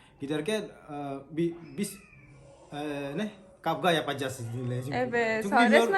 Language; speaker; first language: Turkish; non-native, learner; Indonesian